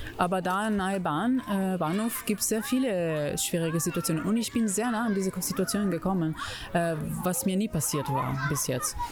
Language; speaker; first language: German; non-native, fluent; Italian